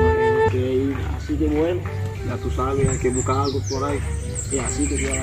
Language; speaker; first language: Spanish; non-native, fluent; Haitian Creole